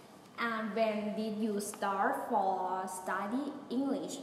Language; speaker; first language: English; non-native, learner; Thai